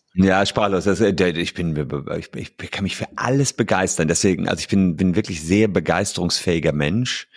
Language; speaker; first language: German; native; German